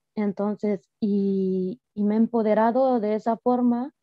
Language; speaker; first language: Spanish; native; Spanish